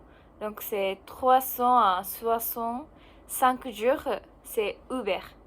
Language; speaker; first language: French; non-native, learner; Japanese